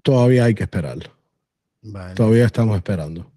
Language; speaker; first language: Spanish; early bilingual, other home language; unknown